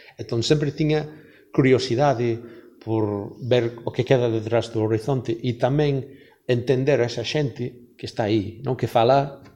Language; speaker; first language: Galician; non-native, fluent; English